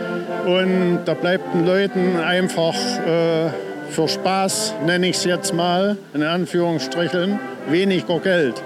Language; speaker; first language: German; native; German